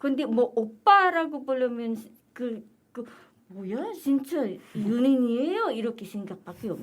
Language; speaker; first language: Korean; non-native, learner; Filipino